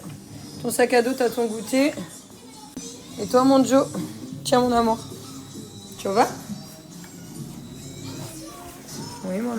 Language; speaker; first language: French; native; French